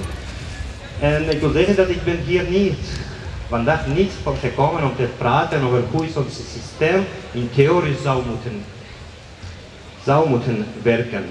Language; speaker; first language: Dutch; non-native, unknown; Georgian